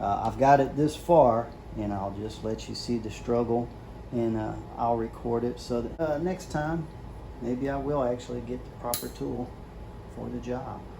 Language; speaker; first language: English; native; English